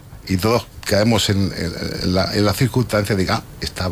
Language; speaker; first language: Spanish; native; Spanish